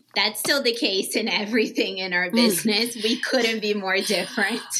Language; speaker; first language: English; early bilingual, other home language; Portuguese